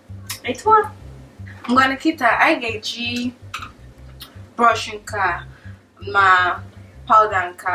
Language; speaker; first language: Igbo; early bilingual, heritage; English